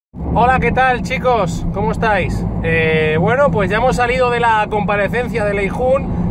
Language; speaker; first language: Spanish; native; Spanish